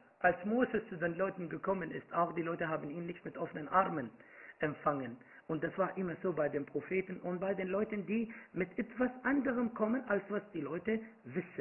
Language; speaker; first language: German; non-native, fluent; Arabic